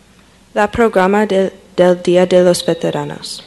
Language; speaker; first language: Spanish; non-native, learner; English